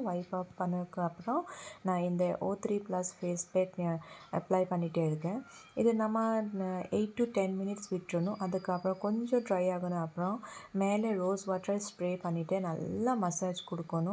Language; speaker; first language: Tamil; non-native, fluent; Assamese